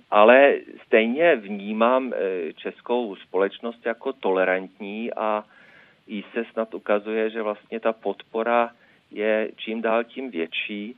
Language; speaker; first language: Czech; non-native, fluent; Norwegian